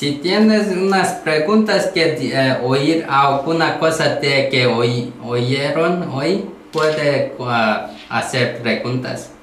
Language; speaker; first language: Spanish; non-native, learner; Korean